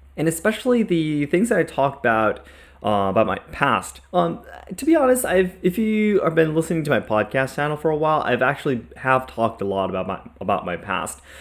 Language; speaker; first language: English; non-native, fluent; Japanese